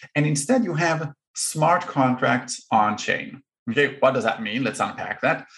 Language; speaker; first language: English; non-native, fluent; Hebrew